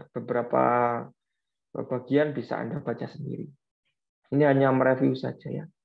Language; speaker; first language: Indonesian; native; Indonesian